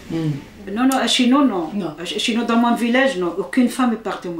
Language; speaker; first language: French; non-native, learner; Arabic